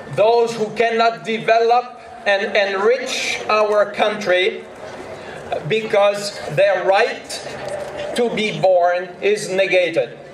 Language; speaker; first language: English; non-native, fluent; French